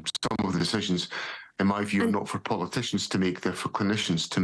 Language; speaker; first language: English; native; English